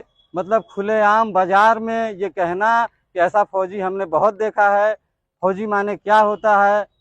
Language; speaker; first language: Hindi; native; Hindi